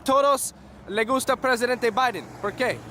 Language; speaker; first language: Spanish; non-native, learner; English